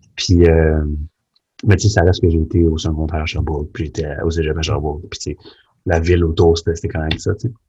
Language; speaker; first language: French; early bilingual, other home language; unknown